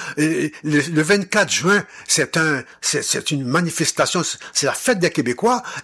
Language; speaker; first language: French; non-native, local second language; Haitian Creole